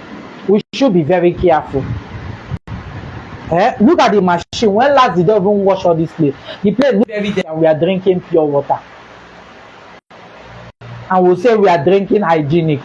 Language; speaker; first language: English; non-native, local second language; Igbo